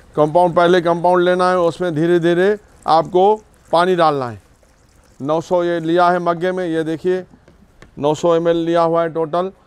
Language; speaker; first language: Hindi; native; Hindi